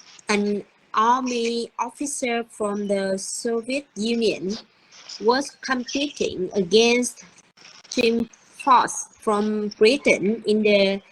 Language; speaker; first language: English; non-native, learner; Vietnamese